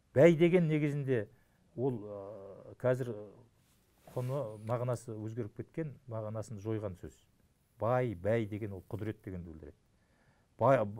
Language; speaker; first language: Kazakh; native; Kazakh